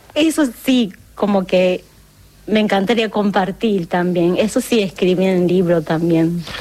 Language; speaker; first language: Spanish; non-native, fluent; Japanese